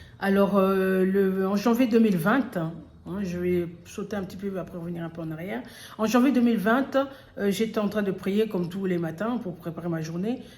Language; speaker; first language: French; early bilingual, other home language; Lingala